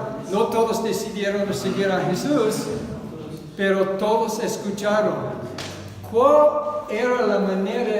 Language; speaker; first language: Spanish; non-native, fluent; English